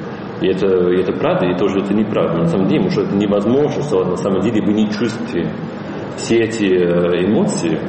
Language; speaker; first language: Russian; non-native, fluent; English